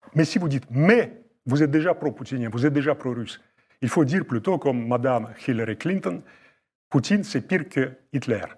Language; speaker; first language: French; non-native, fluent; Russian